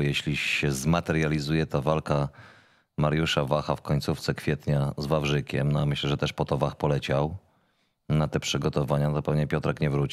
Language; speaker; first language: Polish; native; Polish